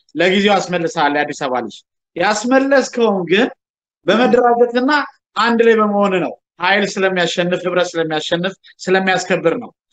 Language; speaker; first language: Amharic; native; Amharic